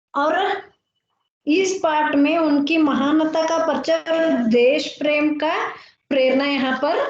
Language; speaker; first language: Hindi; non-native, local second language; Kannada